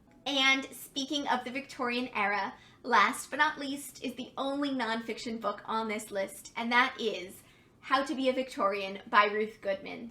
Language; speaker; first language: English; native; English